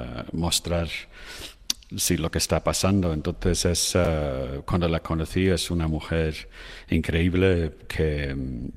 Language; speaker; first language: Spanish; non-native, fluent; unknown